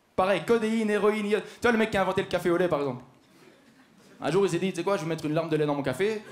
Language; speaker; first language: French; native; French